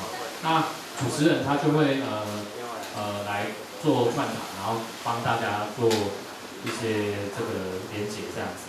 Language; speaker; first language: Chinese; native; Chinese